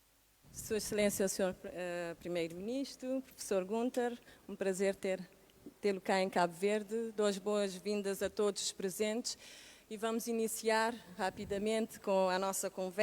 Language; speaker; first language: Portuguese; non-native, local second language; Kabuverdianu